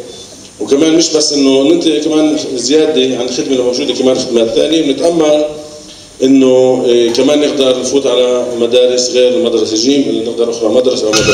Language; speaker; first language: Arabic; native; Arabic